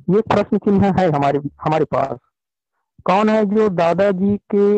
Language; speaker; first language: Hindi; native; Hindi